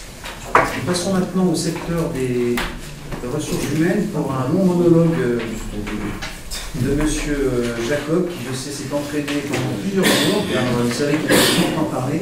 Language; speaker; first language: French; native; French